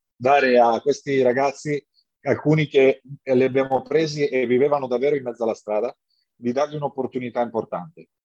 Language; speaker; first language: Italian; native; Italian